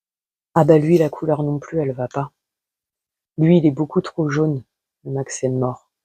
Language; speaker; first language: French; native; French